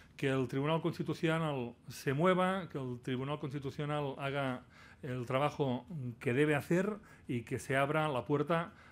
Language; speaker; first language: Spanish; non-native, local second language; Catalan